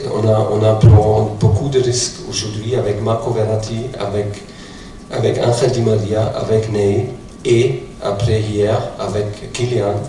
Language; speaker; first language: French; non-native, fluent; German